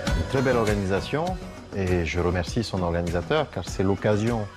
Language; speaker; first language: French; native; French